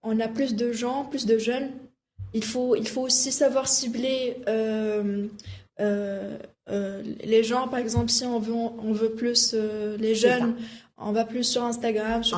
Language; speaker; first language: French; non-native, local second language; Arabic